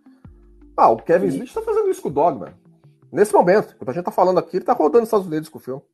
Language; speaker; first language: Portuguese; native; Portuguese